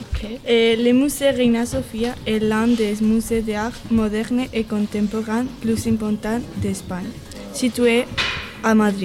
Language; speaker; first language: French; non-native, learner; Spanish